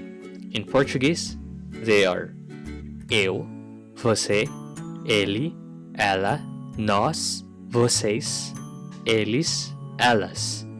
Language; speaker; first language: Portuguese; non-native, learner; Filipino